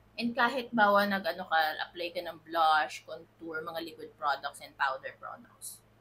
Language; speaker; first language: Filipino; native; Filipino